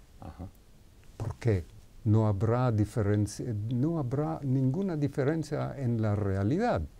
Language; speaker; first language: Spanish; non-native, fluent; Hebrew